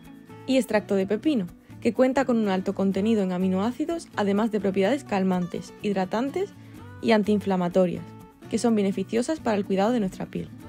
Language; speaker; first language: Spanish; native; Spanish